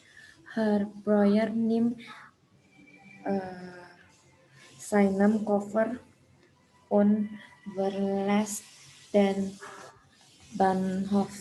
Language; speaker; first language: German; non-native, learner; Indonesian